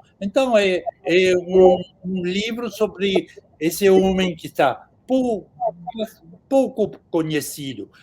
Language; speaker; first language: Portuguese; non-native, fluent; French